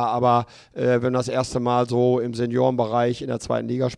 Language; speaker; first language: German; native; German